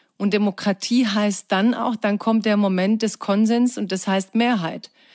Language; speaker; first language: German; early bilingual, other home language; Croatian